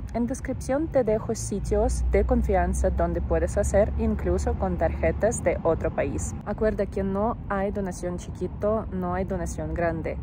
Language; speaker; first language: Spanish; non-native, fluent; Ukrainian